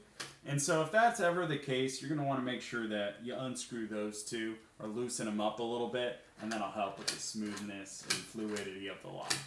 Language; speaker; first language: English; native; English